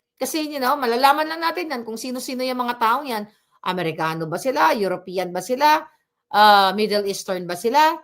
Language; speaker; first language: Filipino; non-native, local second language; Cebuano